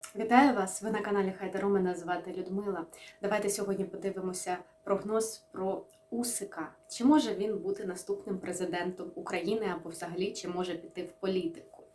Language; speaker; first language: Ukrainian; non-native, local second language; Russian